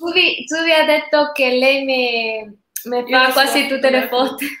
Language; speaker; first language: Italian; non-native, learner; Spanish